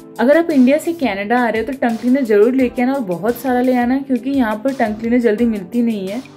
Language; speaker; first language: Hindi; native; Hindi